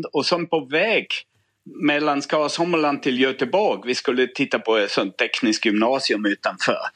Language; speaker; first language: Swedish; non-native, fluent; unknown